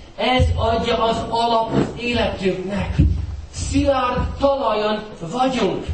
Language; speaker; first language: Hungarian; non-native, fluent; English